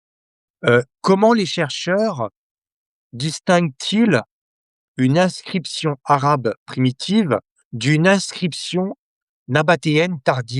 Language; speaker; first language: French; native; French